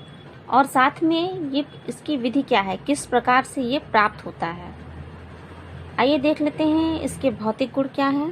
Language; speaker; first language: Hindi; native; Hindi